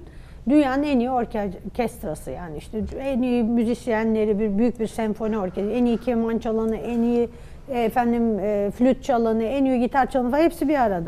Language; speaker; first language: Turkish; native; Turkish